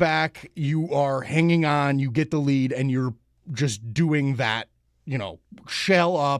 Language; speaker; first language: English; native; English